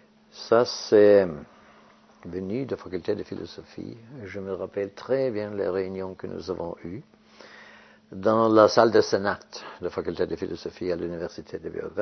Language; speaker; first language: French; non-native, fluent; Norwegian